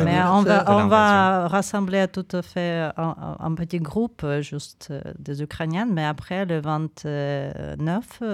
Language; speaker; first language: French; non-native, fluent; Ukrainian